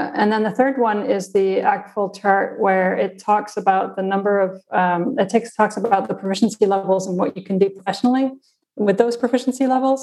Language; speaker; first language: English; non-native, local second language; Afrikaans